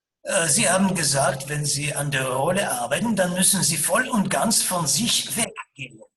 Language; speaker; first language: German; non-native, fluent; Russian